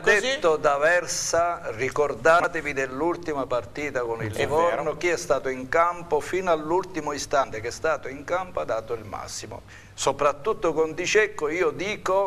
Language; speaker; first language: Italian; native; Italian